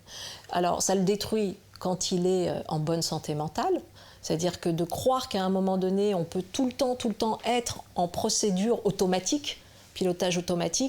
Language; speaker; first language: French; native; French